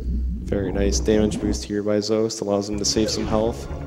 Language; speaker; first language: English; native; English